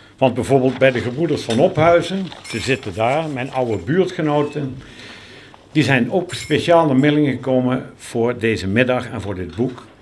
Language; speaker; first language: Dutch; native; Dutch